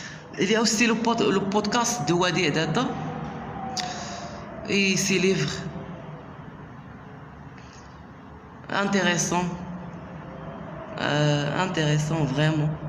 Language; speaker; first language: French; non-native, local second language; Arabic